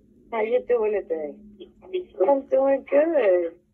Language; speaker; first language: English; native; English